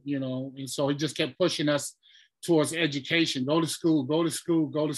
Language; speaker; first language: English; early bilingual, other home language; Tongan